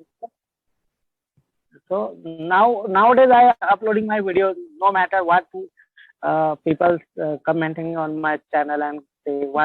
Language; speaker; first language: English; non-native, learner; Marathi